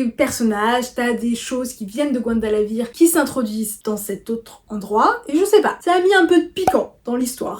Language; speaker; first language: French; native; French